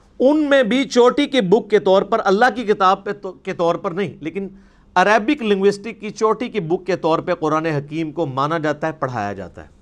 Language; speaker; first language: Urdu; non-native, local second language; Punjabi